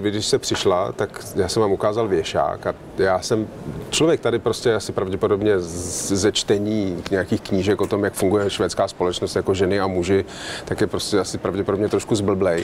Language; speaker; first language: Czech; native; Czech